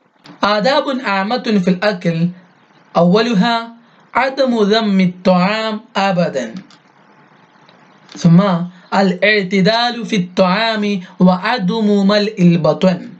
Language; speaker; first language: Arabic; non-native, fluent; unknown